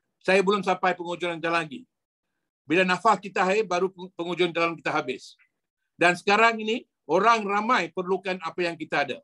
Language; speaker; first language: Malay; non-native, local second language; Tamil